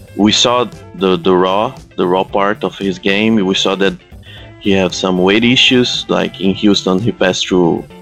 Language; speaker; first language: English; non-native, fluent; Portuguese